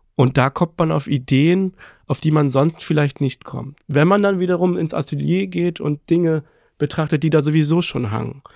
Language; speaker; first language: German; early bilingual, other home language; Persian